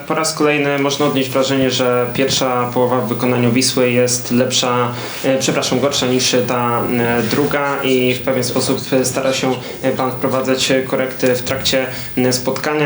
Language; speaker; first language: Polish; native; Polish